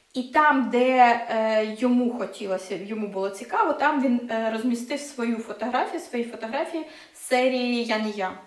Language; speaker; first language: Ukrainian; non-native, local second language; Russian